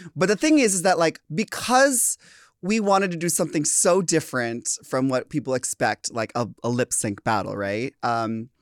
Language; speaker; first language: English; early bilingual, other home language; Filipino